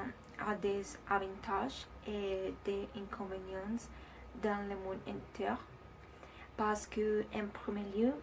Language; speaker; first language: French; non-native, learner; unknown